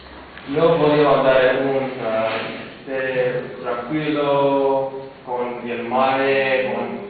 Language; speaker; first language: Italian; non-native, learner; English